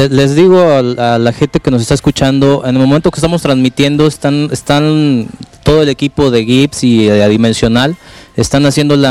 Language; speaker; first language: Spanish; native; Spanish